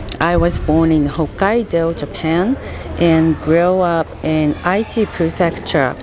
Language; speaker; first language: English; non-native, fluent; Japanese